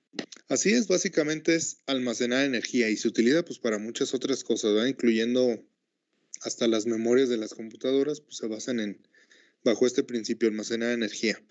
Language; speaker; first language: Spanish; native; Spanish